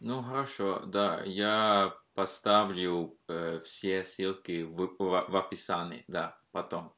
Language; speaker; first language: Russian; non-native, fluent; Norwegian